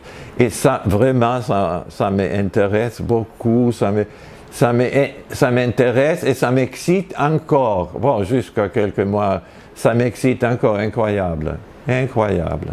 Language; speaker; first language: French; non-native, fluent; Spanish